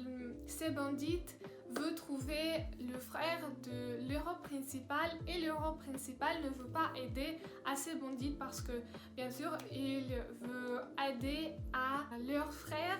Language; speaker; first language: French; non-native, learner; Russian